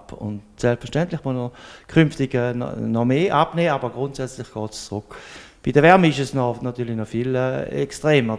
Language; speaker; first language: German; native; German